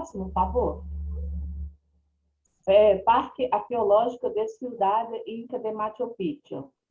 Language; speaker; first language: Spanish; non-native, learner; Portuguese